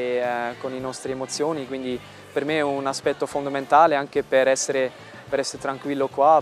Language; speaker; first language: Italian; non-native, fluent; German